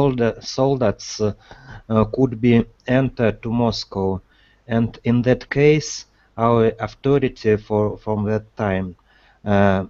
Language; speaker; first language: English; non-native, learner; Russian